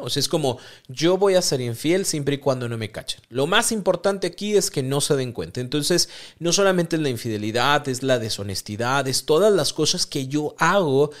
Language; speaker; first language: Spanish; native; Spanish